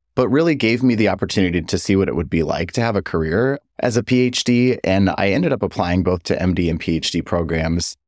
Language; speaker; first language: English; native; English